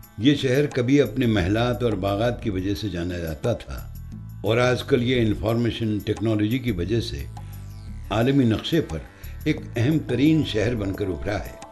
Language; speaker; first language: Urdu; native; Urdu